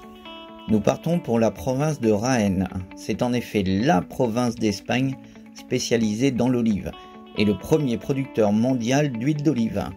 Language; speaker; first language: French; native; French